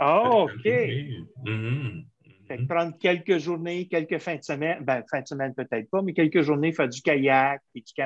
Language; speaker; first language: French; native; French